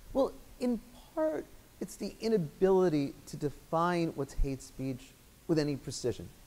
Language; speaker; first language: English; native; English